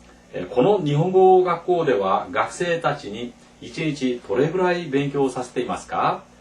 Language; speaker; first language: Japanese; non-native, fluent; Korean